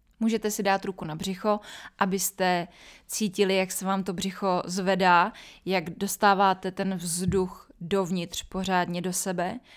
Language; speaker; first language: Czech; native; Czech